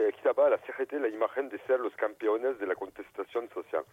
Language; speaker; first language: Spanish; non-native, fluent; French